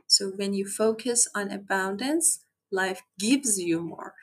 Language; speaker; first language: English; non-native, fluent; Persian